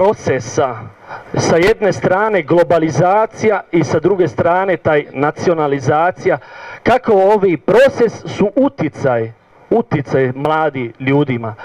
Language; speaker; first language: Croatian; non-native, learner; Italian